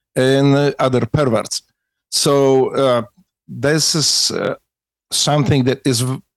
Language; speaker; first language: English; non-native, fluent; Polish